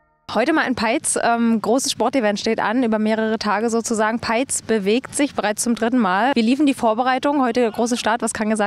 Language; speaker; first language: German; native; German